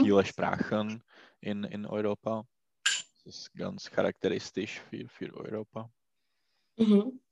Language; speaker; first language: German; non-native, learner; Czech